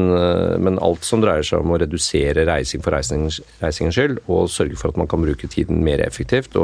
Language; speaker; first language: Norwegian; native; Norwegian